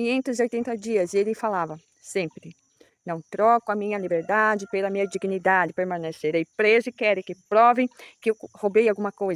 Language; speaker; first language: Portuguese; native; Portuguese